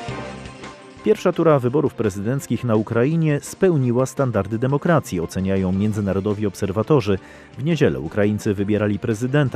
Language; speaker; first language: Polish; native; Polish